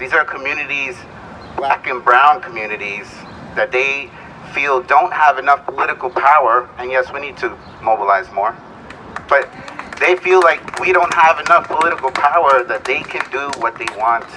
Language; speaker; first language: English; early bilingual, other home language; Spanish